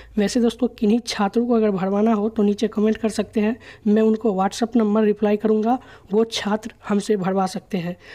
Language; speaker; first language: Hindi; native; Hindi